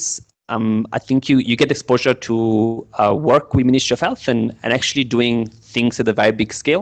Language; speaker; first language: English; non-native, fluent; Italian